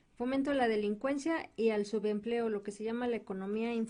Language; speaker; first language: Spanish; native; Spanish